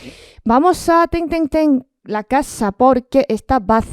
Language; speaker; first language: Spanish; non-native, fluent; Korean